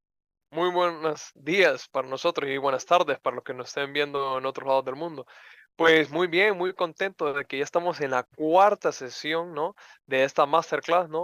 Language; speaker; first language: Spanish; native; Spanish